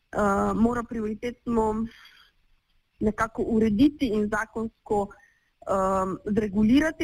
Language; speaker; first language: Slovenian; native; Slovenian